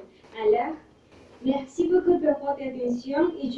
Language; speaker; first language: French; non-native, learner; Spanish